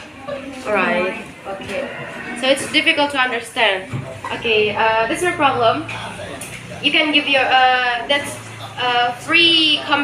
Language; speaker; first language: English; non-native, learner; Indonesian